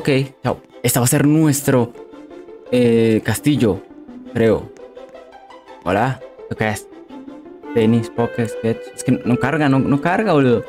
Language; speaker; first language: Spanish; native; Spanish